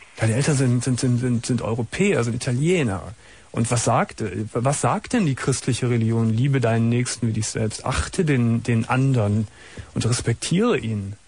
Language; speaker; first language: German; native; German